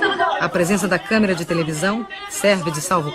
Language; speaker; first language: Portuguese; native; Portuguese